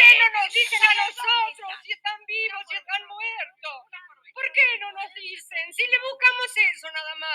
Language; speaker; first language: Spanish; native; Spanish